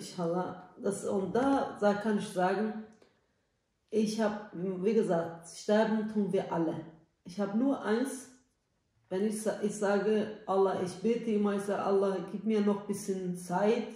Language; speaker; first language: German; non-native, learner; Turkish